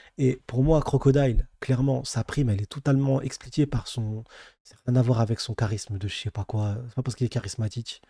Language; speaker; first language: French; native; French